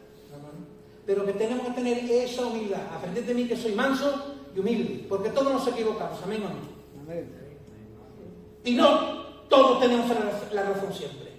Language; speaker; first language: Spanish; native; Spanish